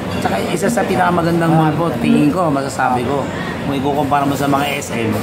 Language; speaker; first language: Filipino; native; Filipino